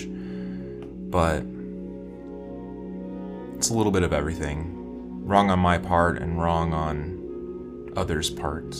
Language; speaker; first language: English; native; English